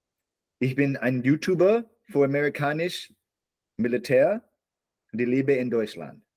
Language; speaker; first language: German; non-native, learner; English